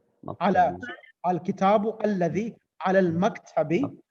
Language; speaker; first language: Arabic; non-native, fluent; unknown